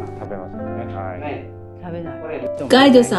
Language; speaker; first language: Japanese; non-native, learner; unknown